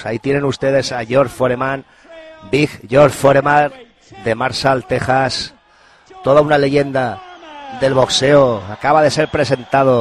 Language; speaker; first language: Spanish; native; Spanish